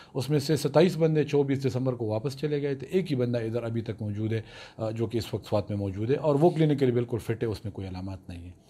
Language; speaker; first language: Urdu; non-native, local second language; Pashto